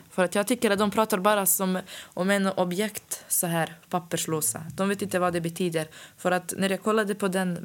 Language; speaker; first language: Swedish; non-native, fluent; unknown